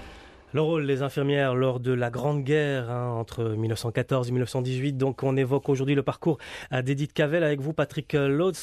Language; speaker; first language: French; native; French